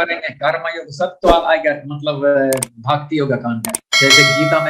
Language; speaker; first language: Hindi; non-native, learner; Finnish